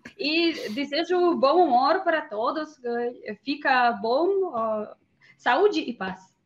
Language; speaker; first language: Portuguese; non-native, learner; Russian